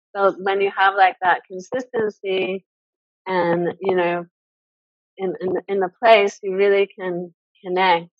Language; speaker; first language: English; native; English